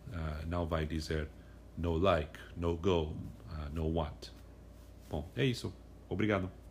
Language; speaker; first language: Portuguese; non-native, fluent; English